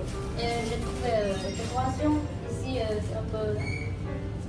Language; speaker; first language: French; non-native, learner; Chinese